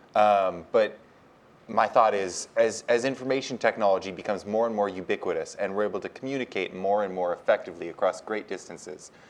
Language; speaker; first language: English; native; English